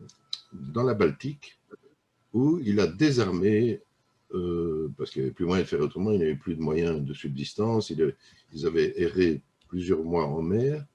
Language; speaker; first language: French; early bilingual, other home language; Russian